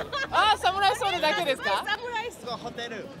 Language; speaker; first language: Japanese; non-native, learner; English